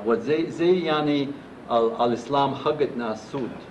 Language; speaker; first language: Arabic; non-native, fluent; English